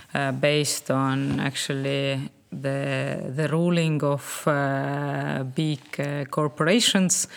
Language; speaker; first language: English; non-native, fluent; Estonian